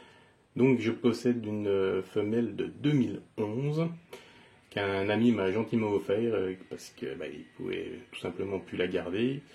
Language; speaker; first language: French; native; French